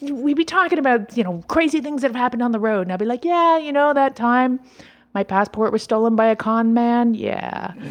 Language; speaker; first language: English; native; English